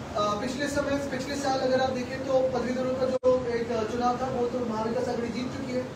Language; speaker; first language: Hindi; non-native, local second language; Marathi